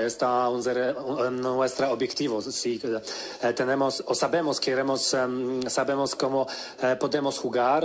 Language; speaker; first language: Spanish; non-native, learner; Polish